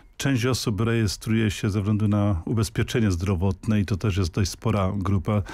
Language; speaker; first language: Polish; native; Polish